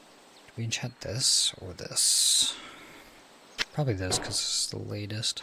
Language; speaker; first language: English; native; English